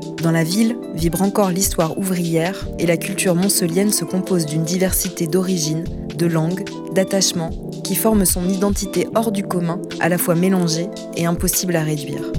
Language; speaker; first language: French; native; French